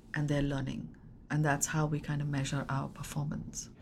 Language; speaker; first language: English; non-native, local second language; Hindi